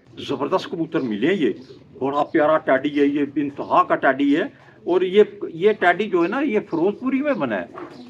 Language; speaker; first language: Hindi; non-native, local second language; Punjabi